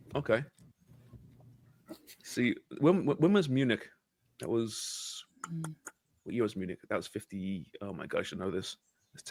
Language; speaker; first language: English; native; English